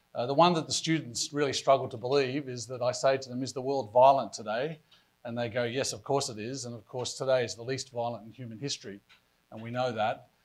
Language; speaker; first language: English; native; English